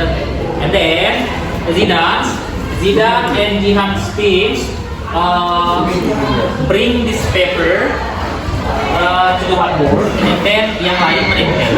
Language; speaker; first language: English; non-native, fluent; Indonesian